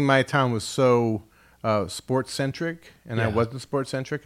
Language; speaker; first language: English; native; English